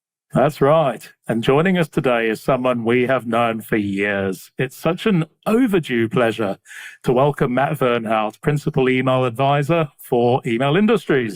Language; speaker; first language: English; native; English